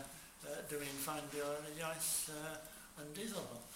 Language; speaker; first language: Welsh; non-native, learner; English